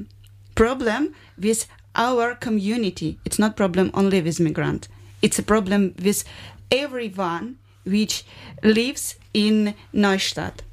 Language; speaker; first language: English; non-native, learner; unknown